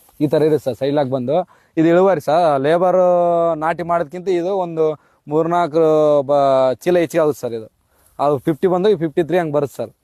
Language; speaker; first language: Kannada; native; Kannada